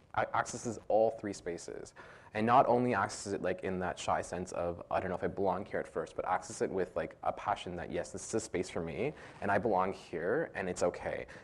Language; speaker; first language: English; native; English